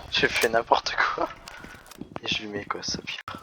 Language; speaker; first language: French; native; French